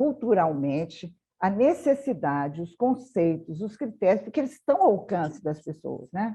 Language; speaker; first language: Portuguese; native; Portuguese